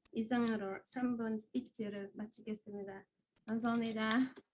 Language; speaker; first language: Korean; non-native, fluent; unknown